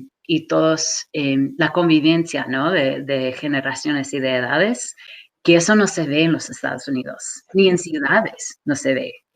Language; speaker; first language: Spanish; non-native, fluent; English